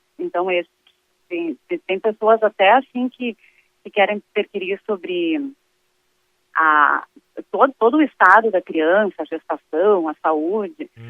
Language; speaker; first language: Portuguese; native; Portuguese